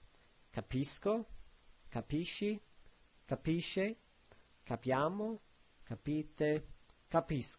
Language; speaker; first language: Italian; non-native, learner; English